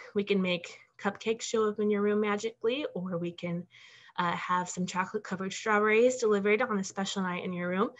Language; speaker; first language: English; native; English